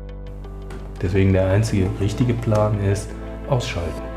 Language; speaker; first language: German; native; German